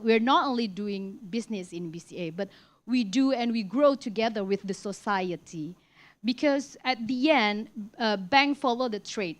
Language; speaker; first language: English; non-native, fluent; Indonesian